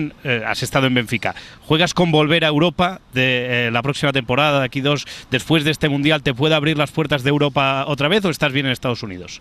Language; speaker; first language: Spanish; native; Spanish